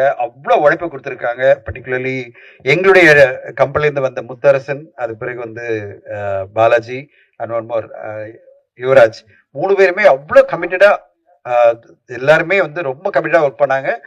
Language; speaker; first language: Tamil; native; Tamil